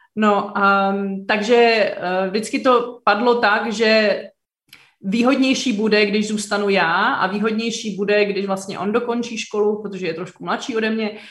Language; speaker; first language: Czech; native; Czech